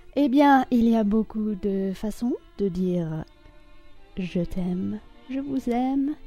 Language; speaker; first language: French; non-native, fluent; English